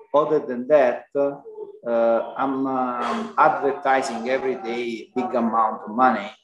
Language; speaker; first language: English; non-native, learner; Italian